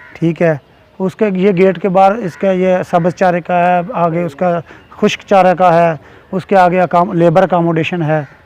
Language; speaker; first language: Urdu; non-native, local second language; Punjabi